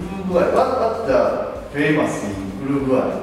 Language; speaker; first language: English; non-native, learner; Japanese